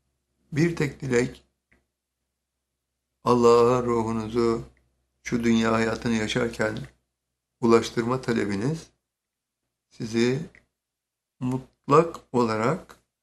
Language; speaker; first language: Turkish; native; Turkish